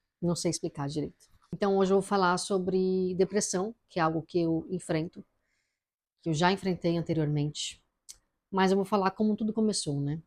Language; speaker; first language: Portuguese; native; Portuguese